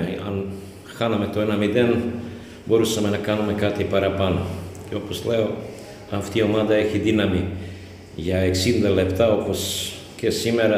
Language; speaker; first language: Greek; non-native, fluent; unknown